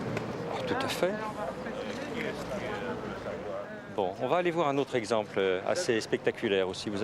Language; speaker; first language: French; native; French